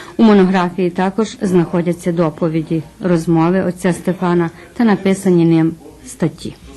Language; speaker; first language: Ukrainian; early bilingual, heritage; Ukrainian